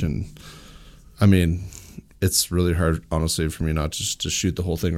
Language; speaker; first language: English; native; English